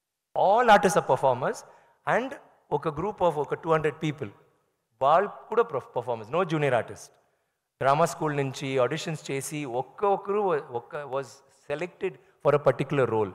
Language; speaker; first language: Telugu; non-native, learner; Tamil